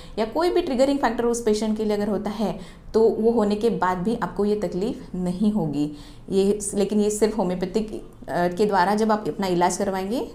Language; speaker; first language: Hindi; non-native, local second language; Marathi